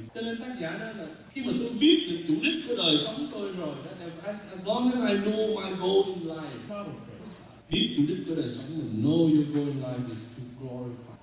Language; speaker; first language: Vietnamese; early bilingual, heritage; Vietnamese